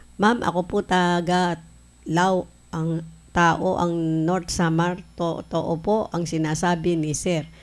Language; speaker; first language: Filipino; non-native, local second language; Pampanga